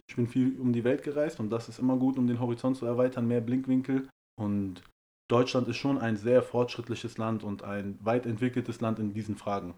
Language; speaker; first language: German; early bilingual, other home language; Persian